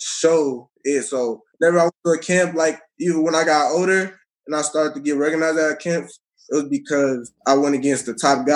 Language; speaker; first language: English; native; English